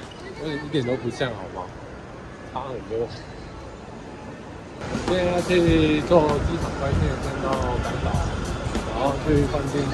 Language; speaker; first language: Chinese; native; Chinese